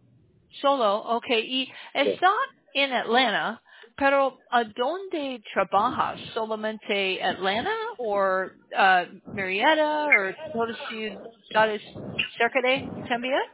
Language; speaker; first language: Spanish; non-native, learner; English